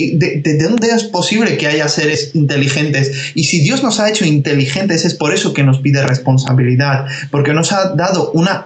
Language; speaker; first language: Spanish; early bilingual, other home language; Georgian